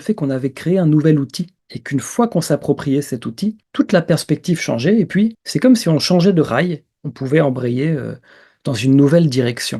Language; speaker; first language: French; native; French